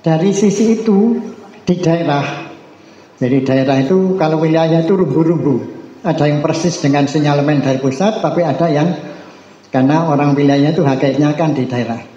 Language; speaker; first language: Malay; non-native, local second language; Javanese